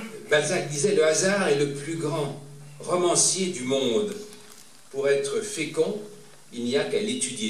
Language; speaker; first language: French; native; French